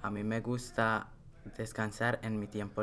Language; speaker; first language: Spanish; non-native, learner; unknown